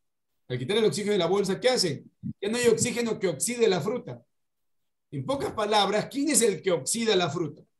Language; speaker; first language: Spanish; native; Spanish